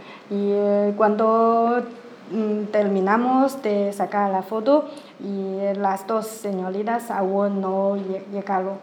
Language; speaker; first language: Spanish; non-native, learner; Chinese